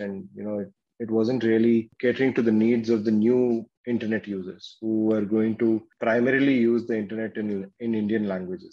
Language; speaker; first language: English; non-native, local second language; Kannada